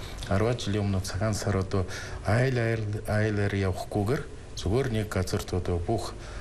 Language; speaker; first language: Mongolian; non-native, fluent; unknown